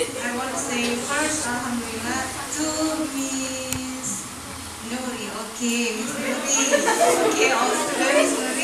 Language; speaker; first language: English; non-native, learner; Indonesian